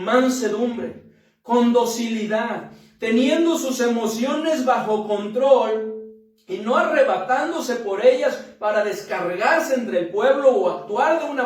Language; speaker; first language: Spanish; native; Spanish